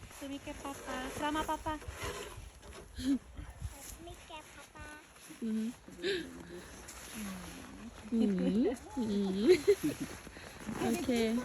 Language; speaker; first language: Swedish; non-native, learner; Thai